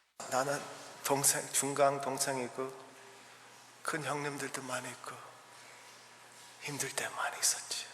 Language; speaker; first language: Korean; early bilingual, heritage; Korean